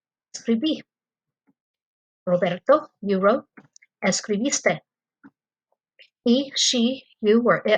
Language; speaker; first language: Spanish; non-native, fluent; English